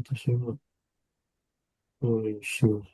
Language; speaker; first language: Japanese; non-native, learner; Filipino